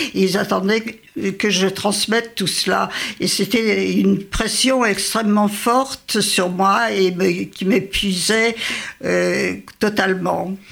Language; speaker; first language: French; early bilingual, other home language; Yiddish